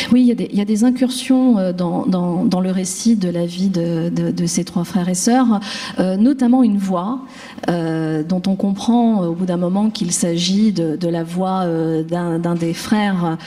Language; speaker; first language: French; native; French